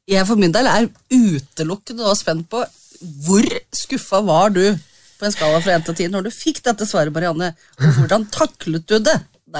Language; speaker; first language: Norwegian; native; Norwegian